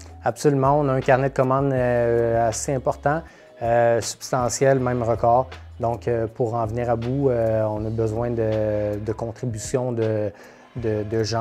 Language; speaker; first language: French; native; French